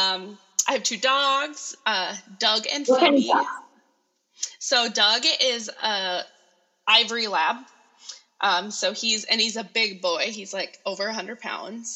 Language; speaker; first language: English; native; English